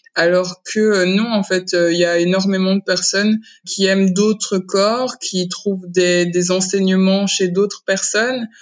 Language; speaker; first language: French; early bilingual, other home language; Kinyarwanda